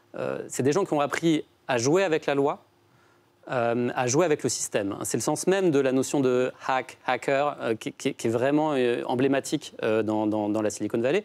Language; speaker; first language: French; native; French